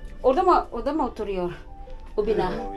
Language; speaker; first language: Turkish; non-native, learner; Filipino